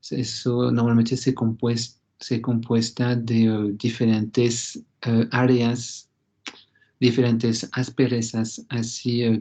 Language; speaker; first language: Spanish; non-native, fluent; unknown